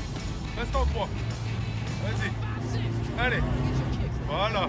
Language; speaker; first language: French; native; French